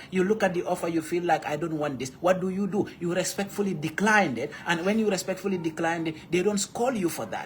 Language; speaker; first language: English; non-native, local second language; Wolof